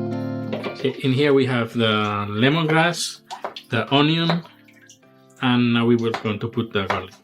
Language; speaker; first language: English; non-native, learner; Spanish